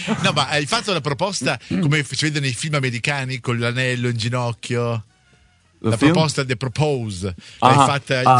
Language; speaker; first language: Italian; native; Italian